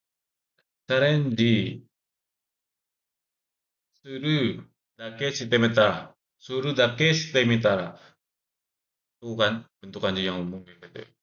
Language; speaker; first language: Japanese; non-native, learner; Indonesian